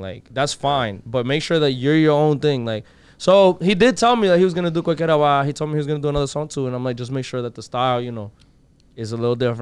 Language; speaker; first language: English; early bilingual, other home language; Spanish